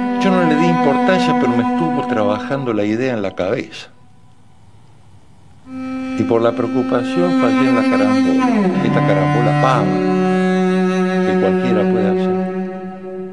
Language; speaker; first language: Spanish; native; Spanish